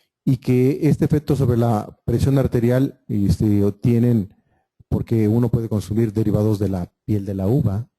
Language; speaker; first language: Spanish; native; Spanish